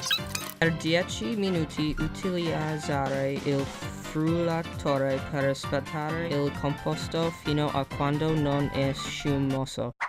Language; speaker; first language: Italian; non-native, learner; English